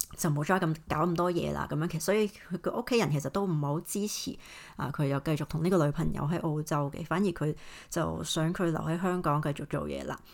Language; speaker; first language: Cantonese; native; Cantonese